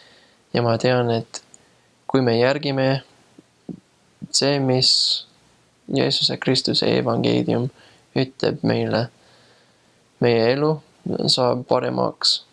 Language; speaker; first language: Estonian; non-native, fluent; English